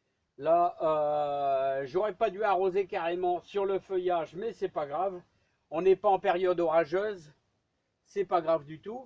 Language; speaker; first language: French; native; French